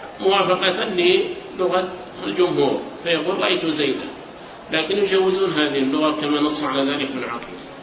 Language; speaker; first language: Arabic; native; Arabic